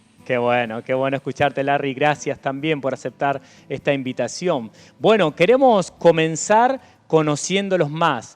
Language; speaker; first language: Spanish; native; Spanish